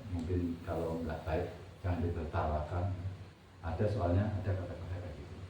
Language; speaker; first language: Indonesian; non-native, local second language; Javanese